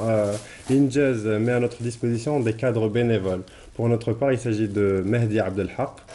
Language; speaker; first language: French; non-native, local second language; Arabic